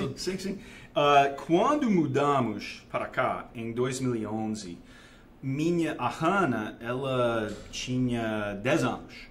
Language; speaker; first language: Portuguese; non-native, fluent; English